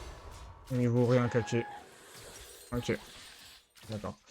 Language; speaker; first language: French; native; French